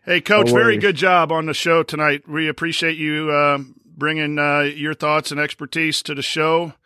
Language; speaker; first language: English; native; English